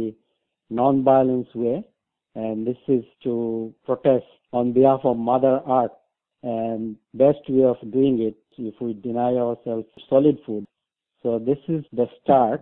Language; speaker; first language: English; non-native, local second language; Bangla